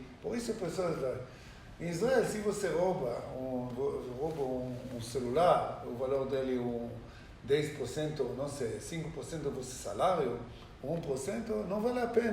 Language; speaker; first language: Portuguese; non-native, learner; Hebrew